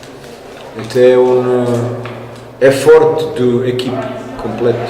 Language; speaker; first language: French; non-native, fluent; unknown